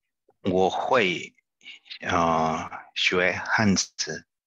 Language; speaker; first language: Chinese; non-native, learner; Spanish